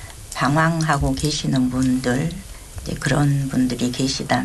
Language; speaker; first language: Korean; native; Korean